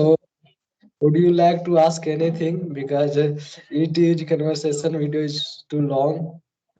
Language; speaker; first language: English; non-native, learner; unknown